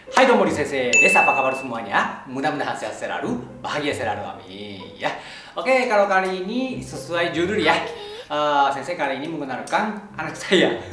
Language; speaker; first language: Indonesian; non-native, fluent; Japanese